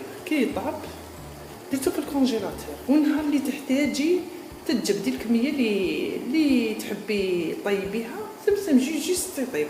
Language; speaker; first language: Arabic; native; Arabic